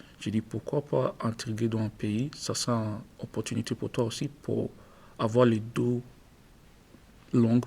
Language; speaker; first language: French; non-native, learner; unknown